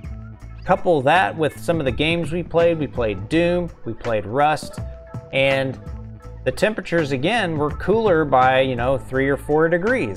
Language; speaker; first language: English; native; English